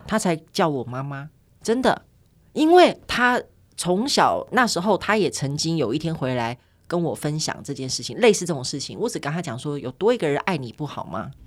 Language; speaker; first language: Chinese; native; Chinese